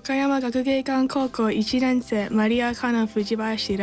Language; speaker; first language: Japanese; non-native, learner; English